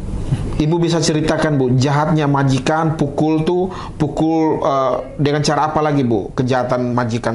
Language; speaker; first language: Indonesian; native; Indonesian